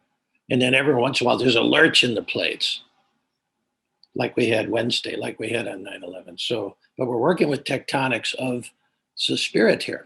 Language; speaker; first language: English; native; English